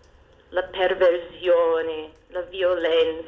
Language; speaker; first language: Italian; non-native, fluent; English